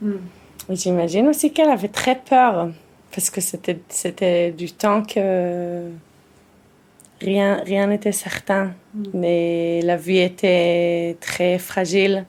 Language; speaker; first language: French; early bilingual, heritage; Hebrew